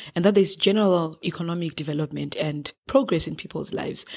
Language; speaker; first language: English; non-native, local second language; Shona